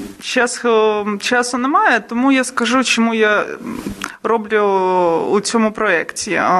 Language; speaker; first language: Ukrainian; non-native, local second language; Russian